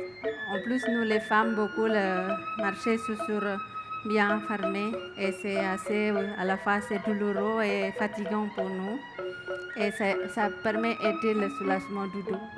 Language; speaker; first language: French; non-native, learner; Indonesian